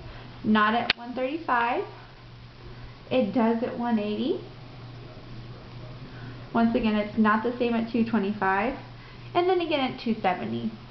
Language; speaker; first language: English; native; English